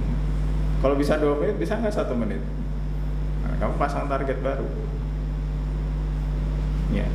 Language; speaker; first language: Indonesian; native; Indonesian